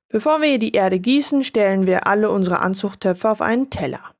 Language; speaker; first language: German; native; German